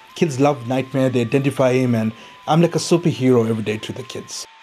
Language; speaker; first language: English; native; English